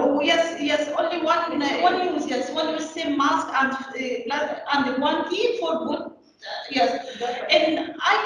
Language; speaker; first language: English; non-native, learner; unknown